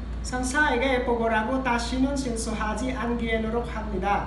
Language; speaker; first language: Korean; non-native, learner; Filipino